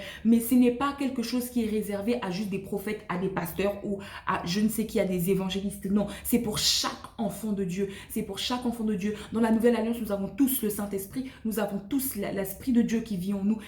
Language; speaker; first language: French; native; French